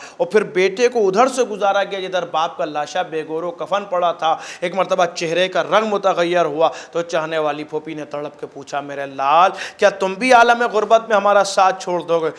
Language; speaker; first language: Urdu; native; Urdu